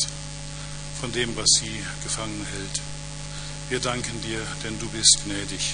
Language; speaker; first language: German; native; German